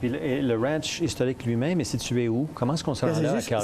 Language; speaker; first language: French; native; French